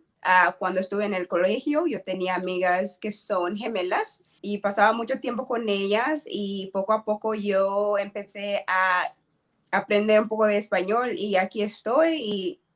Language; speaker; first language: Spanish; non-native, learner; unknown